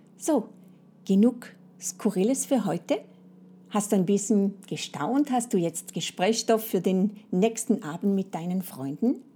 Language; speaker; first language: German; non-native, fluent; French